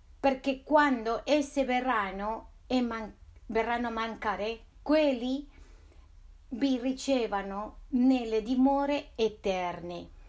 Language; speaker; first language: Italian; non-native, fluent; Spanish